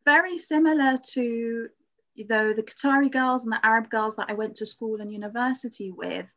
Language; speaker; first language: English; native; English